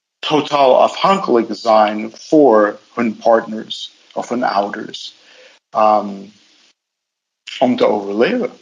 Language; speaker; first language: Dutch; non-native, fluent; English